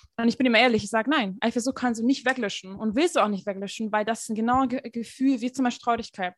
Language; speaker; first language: German; non-native, fluent; Hungarian